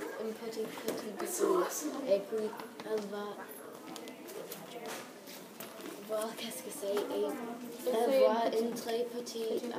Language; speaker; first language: French; non-native, learner; English